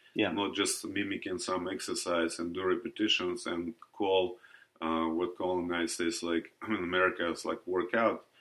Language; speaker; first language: English; non-native, learner; Russian